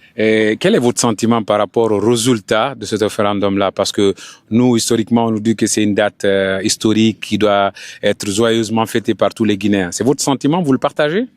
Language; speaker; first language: French; non-native, local second language; Fula